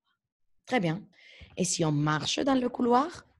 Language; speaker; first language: French; non-native, fluent; Spanish